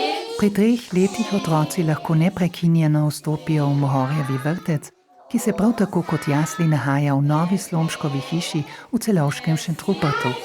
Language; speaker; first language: Slovenian; native; Slovenian